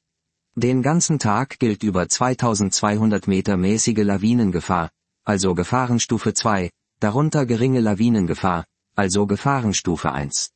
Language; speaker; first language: German; native; German